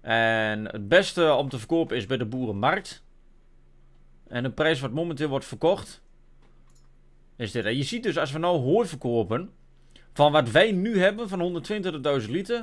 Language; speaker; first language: Dutch; native; Dutch